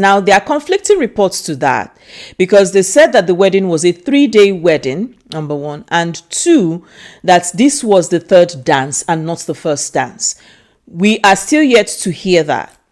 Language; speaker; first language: English; non-native, local second language; Igbo